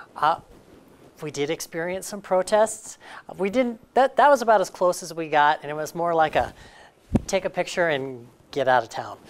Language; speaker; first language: English; native; English